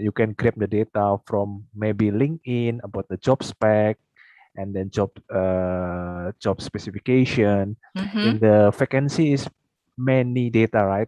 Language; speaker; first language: English; non-native, fluent; Indonesian